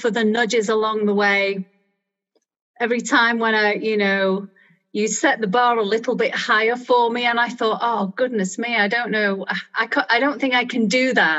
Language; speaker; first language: English; native; English